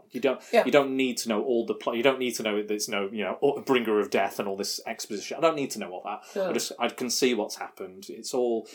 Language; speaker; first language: English; native; English